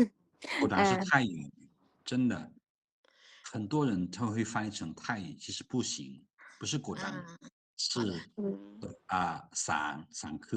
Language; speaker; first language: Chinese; non-native, fluent; Lao